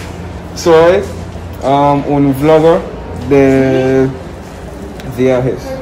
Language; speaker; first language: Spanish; non-native, learner; English